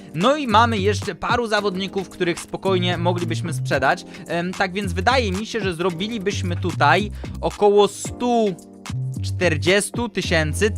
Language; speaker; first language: Polish; native; Polish